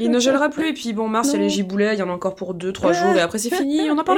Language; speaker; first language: French; native; French